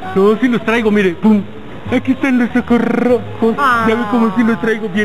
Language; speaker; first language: Spanish; native; Spanish